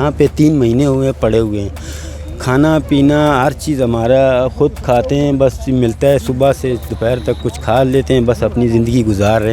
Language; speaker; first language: Hindi; non-native, fluent; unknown